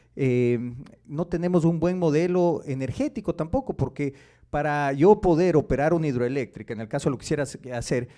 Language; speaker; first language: Spanish; native; Spanish